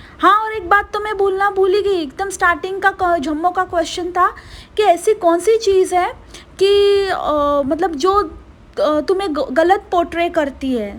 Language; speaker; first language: Hindi; native; Hindi